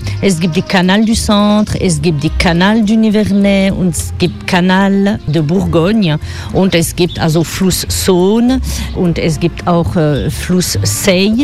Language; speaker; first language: German; non-native, fluent; French